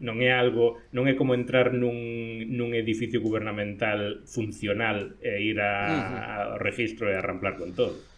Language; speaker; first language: Galician; non-native, local second language; Spanish